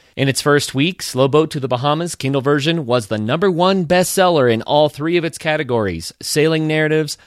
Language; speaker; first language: English; native; English